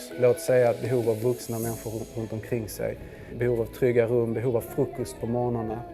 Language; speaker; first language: Swedish; native; Swedish